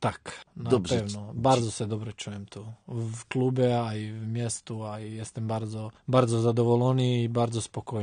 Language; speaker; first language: Polish; non-native, learner; Croatian